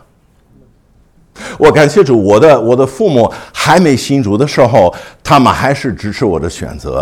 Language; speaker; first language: Chinese; non-native, fluent; English